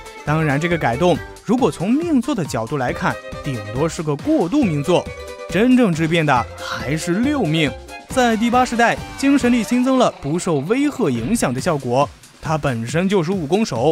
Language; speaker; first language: Chinese; native; Chinese